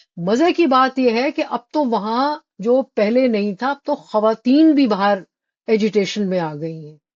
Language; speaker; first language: Urdu; native; Urdu